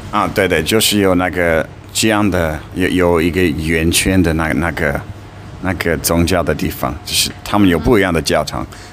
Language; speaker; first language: Chinese; non-native, fluent; English